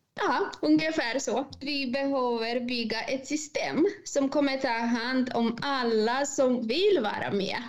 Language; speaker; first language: Swedish; non-native, fluent; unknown